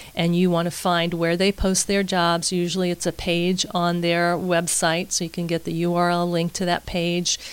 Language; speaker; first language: English; native; English